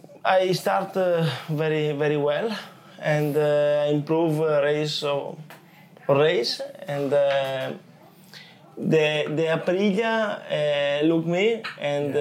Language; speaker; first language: English; non-native, learner; Italian